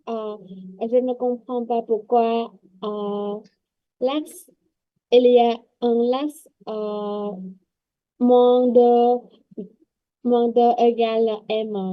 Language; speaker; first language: French; non-native, learner; Vietnamese